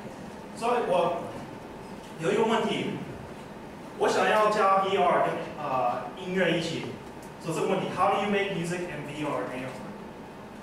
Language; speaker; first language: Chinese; early bilingual, heritage; English